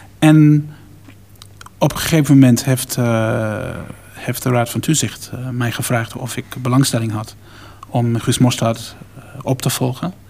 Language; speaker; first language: Dutch; non-native, fluent; English